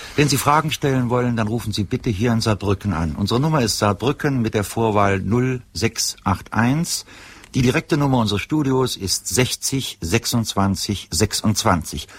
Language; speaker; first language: German; native; German